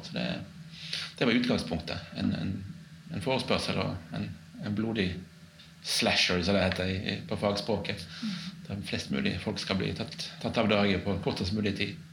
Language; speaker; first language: Norwegian; native; Norwegian